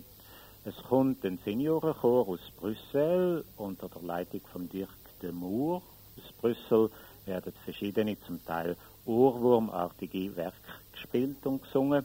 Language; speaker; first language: German; native; German